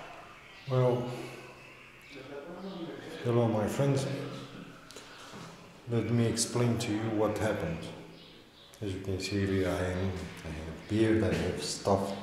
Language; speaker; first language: English; non-native, fluent; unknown